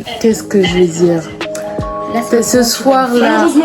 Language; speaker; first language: French; native; French